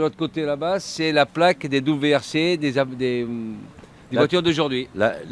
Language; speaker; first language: French; native; French